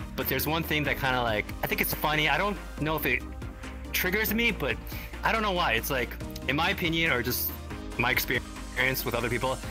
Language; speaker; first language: English; native; English